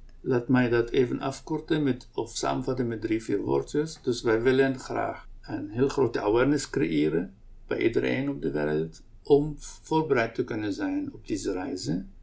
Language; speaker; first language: Dutch; non-native, local second language; Arabic